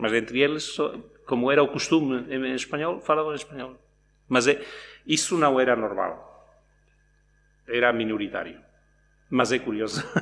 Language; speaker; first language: Portuguese; non-native, local second language; Spanish